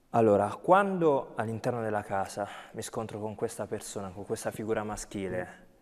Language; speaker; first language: Italian; early bilingual, other home language; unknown